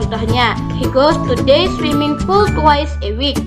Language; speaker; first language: English; non-native, learner; Indonesian